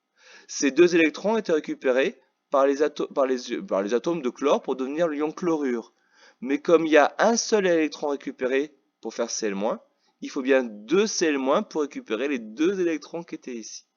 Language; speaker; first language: French; native; French